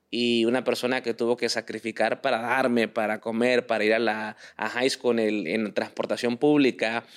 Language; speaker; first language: Spanish; early bilingual, heritage; Spanish